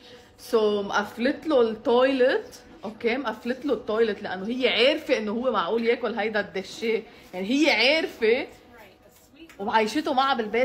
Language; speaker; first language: Arabic; native; Arabic